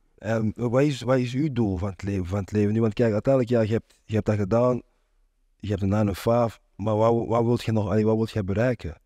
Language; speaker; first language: Dutch; non-native, local second language; French